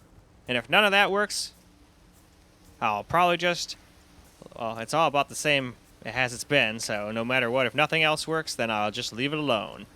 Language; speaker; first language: English; native; English